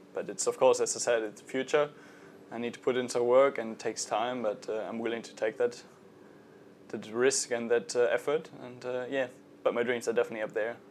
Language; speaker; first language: English; non-native, fluent; German